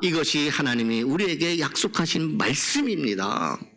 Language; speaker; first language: Korean; native; Korean